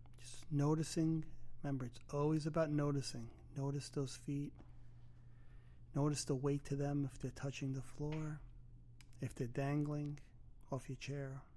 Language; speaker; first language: English; native; English